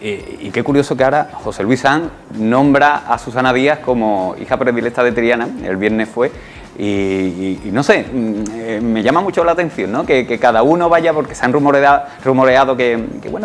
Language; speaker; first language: Spanish; native; Spanish